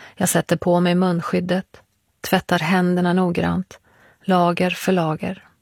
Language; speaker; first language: Swedish; early bilingual, other home language; Persian